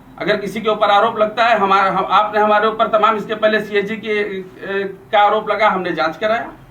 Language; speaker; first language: Hindi; native; Hindi